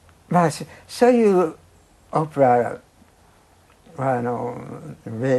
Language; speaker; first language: Japanese; non-native, fluent; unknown